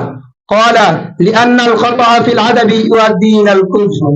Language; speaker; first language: Arabic; non-native, learner; Bangla